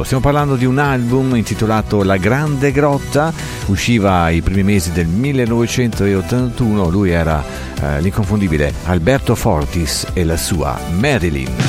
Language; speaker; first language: Italian; native; Italian